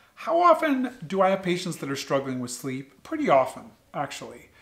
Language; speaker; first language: English; native; English